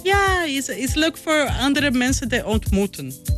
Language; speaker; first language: Dutch; non-native, learner; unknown